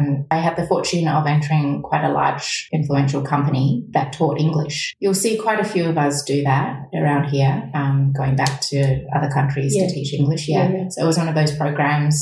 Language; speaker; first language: English; native; English